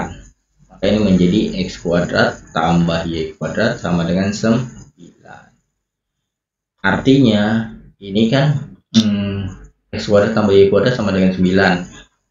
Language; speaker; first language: Indonesian; native; Indonesian